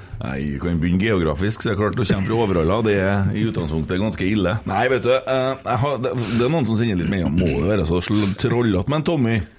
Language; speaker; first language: Norwegian; native; Norwegian